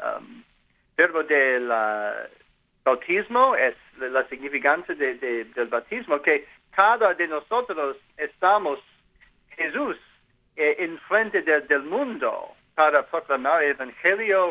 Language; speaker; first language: Spanish; non-native, learner; English